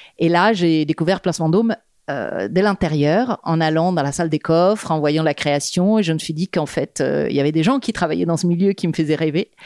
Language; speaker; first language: French; non-native, fluent; Italian